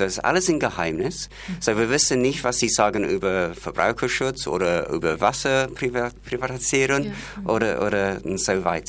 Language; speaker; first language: German; non-native, fluent; English